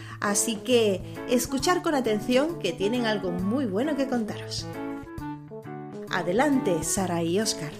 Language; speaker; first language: Spanish; native; Spanish